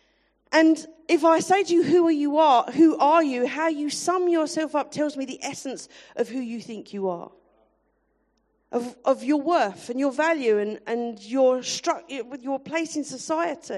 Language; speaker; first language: English; native; English